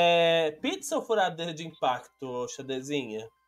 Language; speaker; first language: Portuguese; native; Portuguese